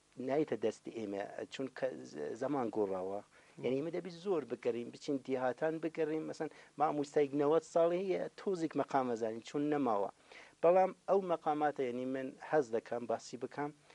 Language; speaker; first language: Central Kurdish; non-native, local second language; Southern Kurdish